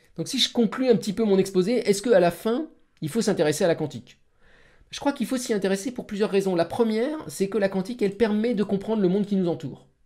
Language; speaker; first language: French; native; French